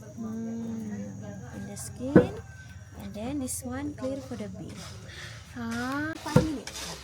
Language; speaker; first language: English; non-native, learner; Indonesian